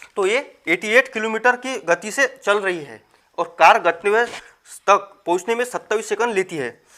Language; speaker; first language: Hindi; non-native, local second language; Marathi